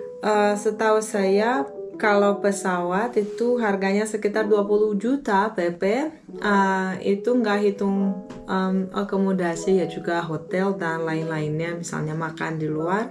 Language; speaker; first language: Indonesian; non-native, fluent; Russian